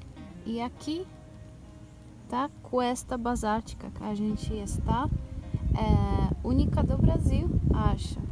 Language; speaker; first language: Portuguese; non-native, fluent; Polish